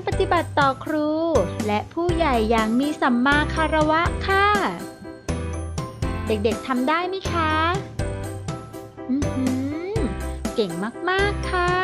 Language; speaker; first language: Thai; native; Thai